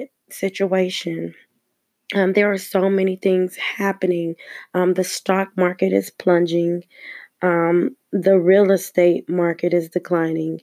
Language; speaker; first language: English; native; English